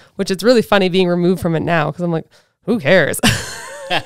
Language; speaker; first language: English; native; English